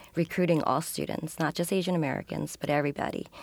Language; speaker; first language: English; native; English